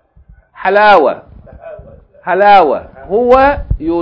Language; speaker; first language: Arabic; non-native, fluent; English